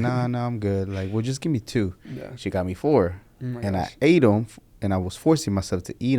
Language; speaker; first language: English; early bilingual, other home language; Spanish